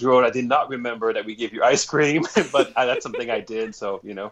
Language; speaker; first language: English; non-native, fluent; French